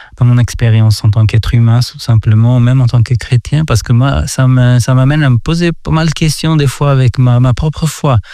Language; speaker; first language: French; non-native, fluent; Portuguese